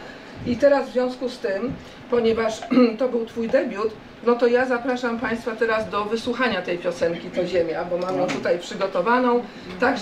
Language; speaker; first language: Polish; native; Polish